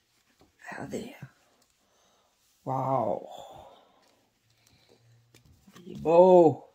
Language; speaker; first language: French; native; French